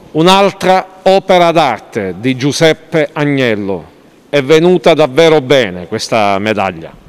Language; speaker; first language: Italian; native; Italian